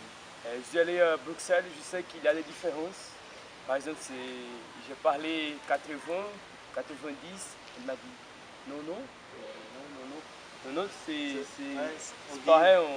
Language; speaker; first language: French; non-native, fluent; Portuguese